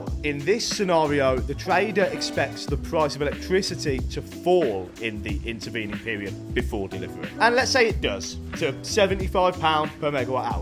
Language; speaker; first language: English; native; English